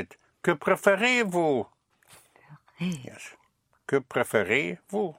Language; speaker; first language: French; non-native, fluent; English